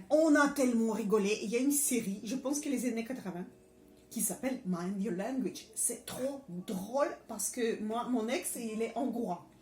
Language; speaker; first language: French; non-native, fluent; Russian